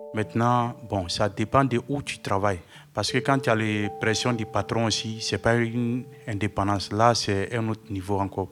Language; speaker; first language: French; non-native, fluent; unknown